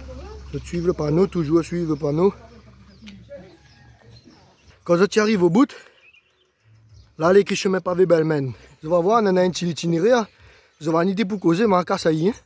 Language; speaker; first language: French; non-native, local second language; Réunion Creole French